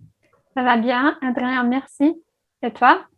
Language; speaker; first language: French; non-native, fluent; Portuguese